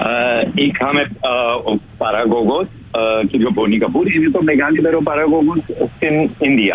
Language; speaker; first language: Greek; non-native, learner; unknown